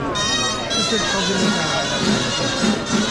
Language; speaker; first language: French; non-native, fluent; Spanish